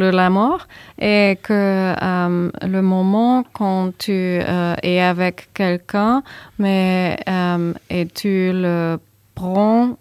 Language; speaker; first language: French; non-native, learner; German